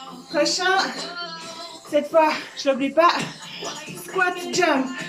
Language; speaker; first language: French; native; French